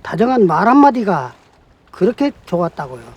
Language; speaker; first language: Korean; native; Korean